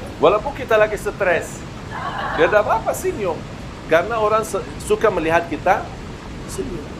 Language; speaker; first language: Malay; non-native, fluent; Arabic